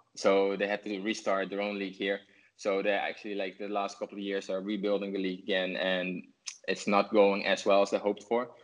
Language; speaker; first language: English; non-native, fluent; Dutch